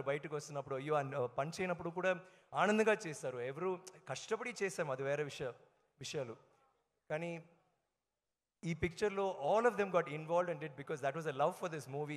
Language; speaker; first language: Telugu; non-native, learner; Tamil